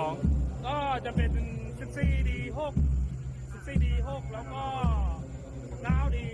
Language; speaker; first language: Thai; native; Thai